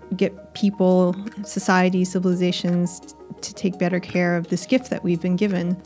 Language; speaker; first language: English; native; English